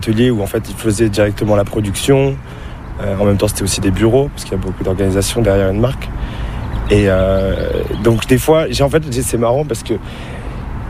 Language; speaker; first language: French; native; French